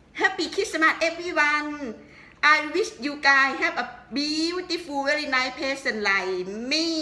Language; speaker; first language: English; non-native, learner; Thai